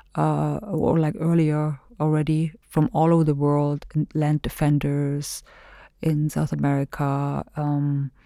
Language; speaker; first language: English; non-native, fluent; German